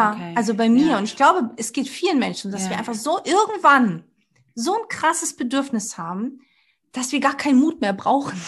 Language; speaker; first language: German; early bilingual, other home language; Portuguese